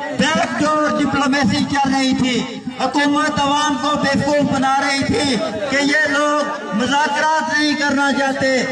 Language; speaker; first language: Urdu; non-native, local second language; Pahari-Potwari